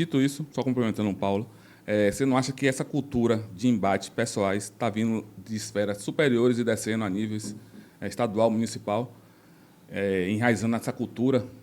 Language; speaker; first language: Portuguese; native; Portuguese